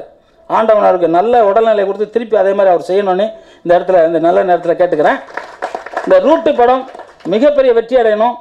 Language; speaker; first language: Tamil; native; Tamil